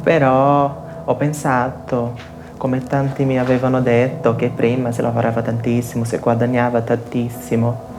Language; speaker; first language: Italian; non-native, fluent; Portuguese